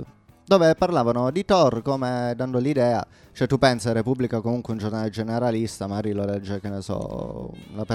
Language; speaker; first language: Italian; native; Italian